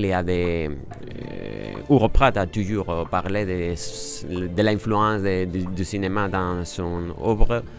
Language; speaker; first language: French; non-native, fluent; Spanish